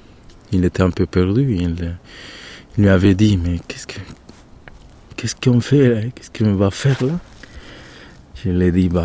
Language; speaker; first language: French; non-native, fluent; Spanish